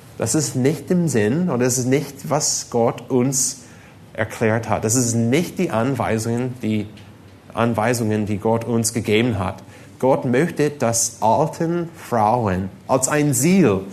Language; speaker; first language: German; non-native, fluent; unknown